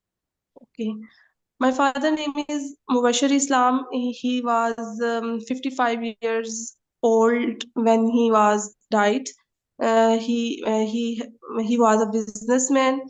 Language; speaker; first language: English; non-native, learner; Urdu